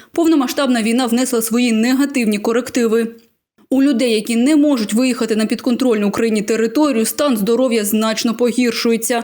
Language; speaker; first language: Ukrainian; native; Ukrainian